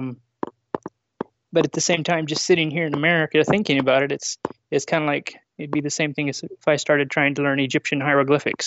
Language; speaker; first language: English; native; English